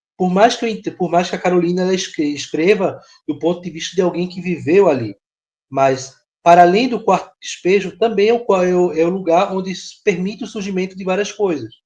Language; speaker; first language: Portuguese; native; Portuguese